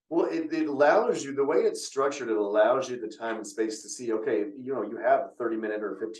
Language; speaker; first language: English; native; English